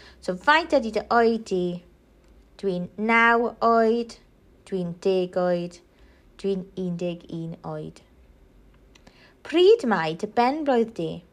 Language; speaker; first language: Welsh; non-native, local second language; English